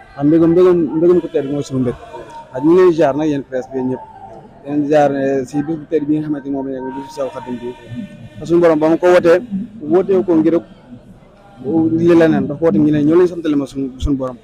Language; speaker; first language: Wolof; non-native, local second language; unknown